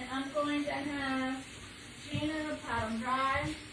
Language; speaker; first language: English; native; English